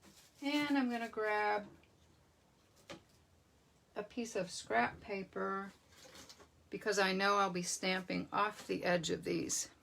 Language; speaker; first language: English; native; English